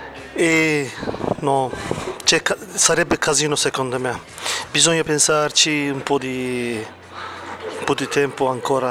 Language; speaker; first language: Italian; non-native, learner; Turkish